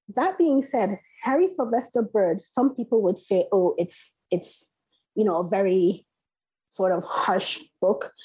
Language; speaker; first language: English; non-native, local second language; Igbo